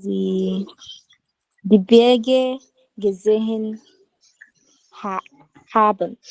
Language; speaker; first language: German; non-native, learner; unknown